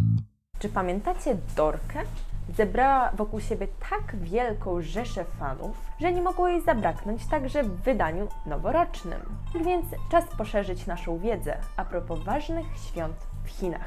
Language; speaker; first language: Polish; native; Polish